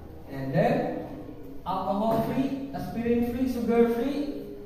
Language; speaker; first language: English; non-native, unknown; Indonesian